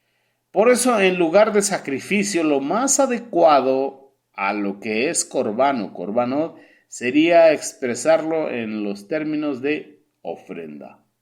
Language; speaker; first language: Spanish; native; Spanish